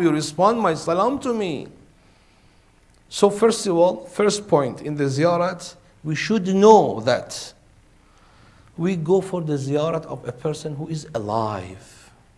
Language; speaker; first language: English; non-native, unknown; Persian